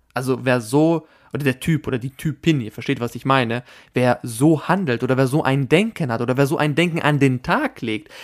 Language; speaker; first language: German; early bilingual, other home language; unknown